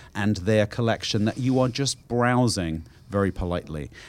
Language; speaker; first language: English; native; English